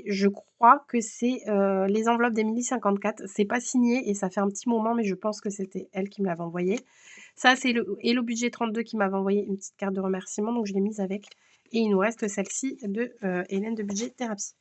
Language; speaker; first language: French; native; French